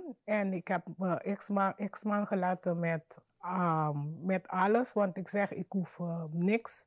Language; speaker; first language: Dutch; non-native, learner; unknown